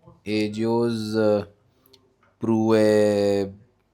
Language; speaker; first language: Spanish; non-native, learner; Hindi